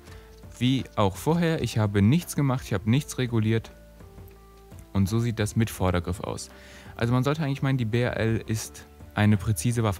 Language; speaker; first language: German; native; German